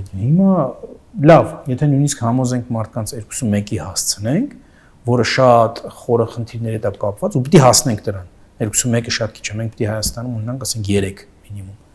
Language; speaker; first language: Armenian; native; Armenian